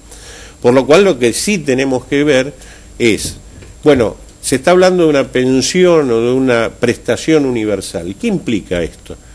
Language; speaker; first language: Spanish; native; Spanish